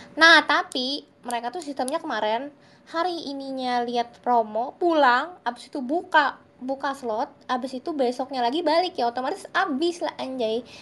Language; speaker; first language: Indonesian; native; Indonesian